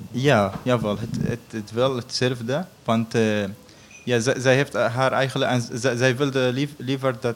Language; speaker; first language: Dutch; non-native, learner; Arabic